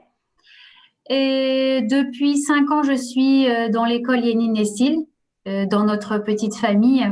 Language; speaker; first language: French; native; French